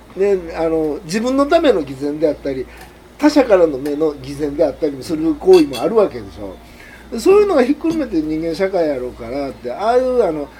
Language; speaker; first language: Japanese; native; Japanese